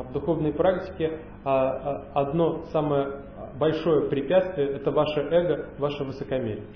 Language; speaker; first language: Russian; native; Russian